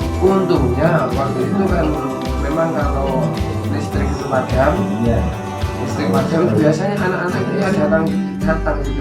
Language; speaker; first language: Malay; non-native, local second language; Javanese